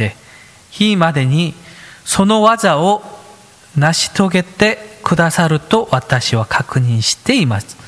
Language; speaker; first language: Japanese; non-native, fluent; Korean